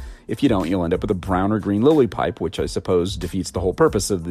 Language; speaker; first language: English; native; English